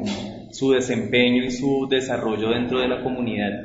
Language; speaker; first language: Spanish; native; Spanish